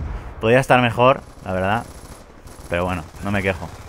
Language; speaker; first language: Spanish; native; Spanish